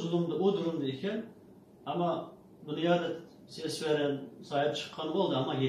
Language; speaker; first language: Turkish; non-native, learner; Uyghur